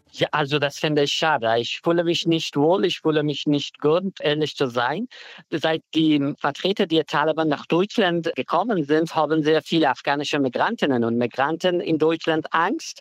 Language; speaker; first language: German; non-native, fluent; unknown